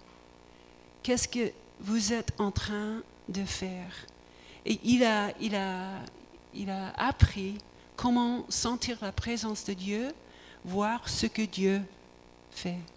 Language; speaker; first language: French; non-native, learner; English